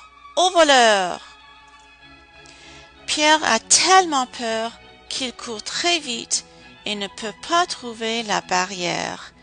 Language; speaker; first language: French; non-native, fluent; English